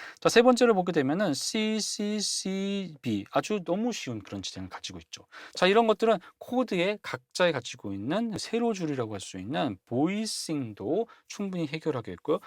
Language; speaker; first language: Korean; native; Korean